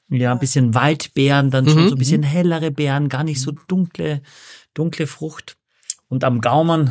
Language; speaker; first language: German; native; German